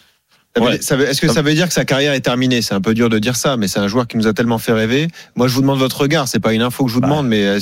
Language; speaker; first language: French; native; French